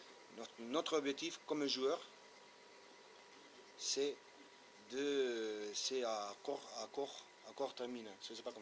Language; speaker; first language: French; non-native, fluent; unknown